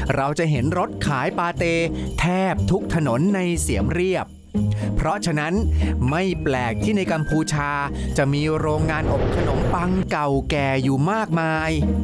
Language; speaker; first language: Thai; native; Thai